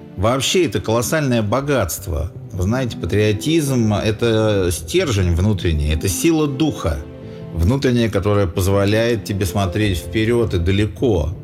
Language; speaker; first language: Russian; native; Russian